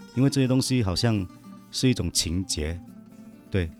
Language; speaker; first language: Chinese; non-native, local second language; Min Nan Chinese